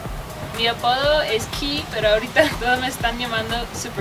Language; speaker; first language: Spanish; early bilingual, heritage; English